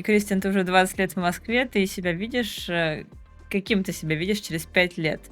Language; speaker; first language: Russian; native; Russian